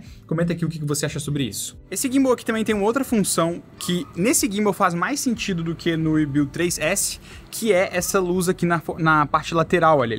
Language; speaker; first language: Portuguese; native; Portuguese